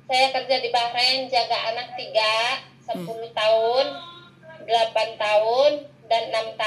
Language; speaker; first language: Indonesian; non-native, local second language; Javanese